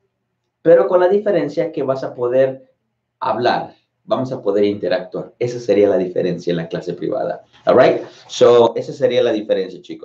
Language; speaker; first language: Spanish; native; Spanish